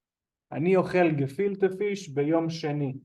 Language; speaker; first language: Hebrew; non-native, fluent; English